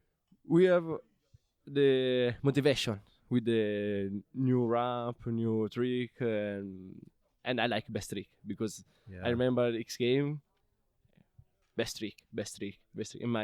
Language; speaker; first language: English; non-native, learner; Italian